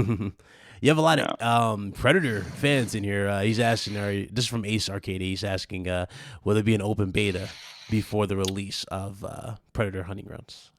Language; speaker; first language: English; native; English